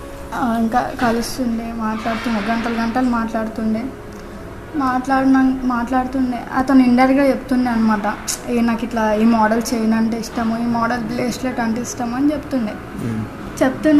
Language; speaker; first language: Telugu; native; Telugu